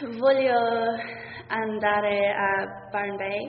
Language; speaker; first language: Italian; non-native, learner; English